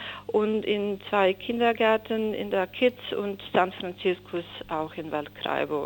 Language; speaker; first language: German; non-native, fluent; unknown